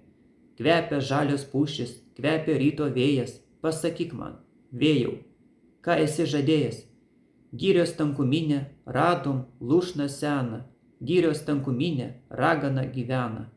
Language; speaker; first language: Lithuanian; native; Lithuanian